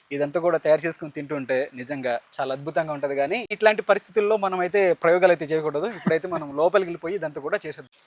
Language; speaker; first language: Telugu; native; Telugu